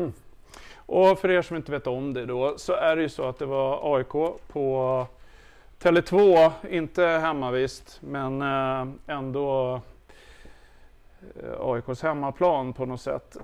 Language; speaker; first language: Swedish; native; Swedish